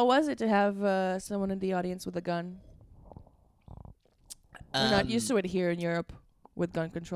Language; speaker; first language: English; non-native, fluent; Latvian